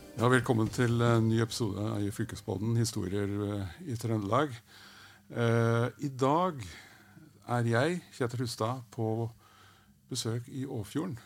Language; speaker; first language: Norwegian; native; Norwegian